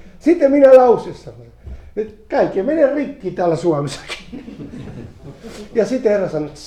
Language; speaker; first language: Finnish; non-native, fluent; Spanish